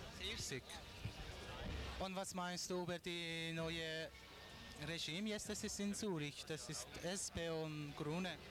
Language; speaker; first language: German; non-native, learner; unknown